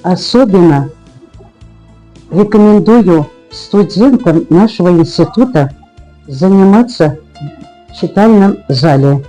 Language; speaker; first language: Russian; non-native, local second language; Uzbek